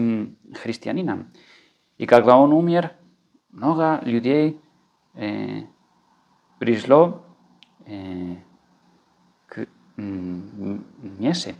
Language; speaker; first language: Russian; non-native, fluent; Spanish